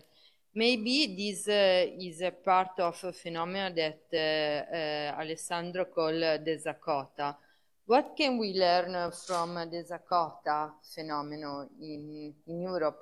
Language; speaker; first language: English; non-native, fluent; Italian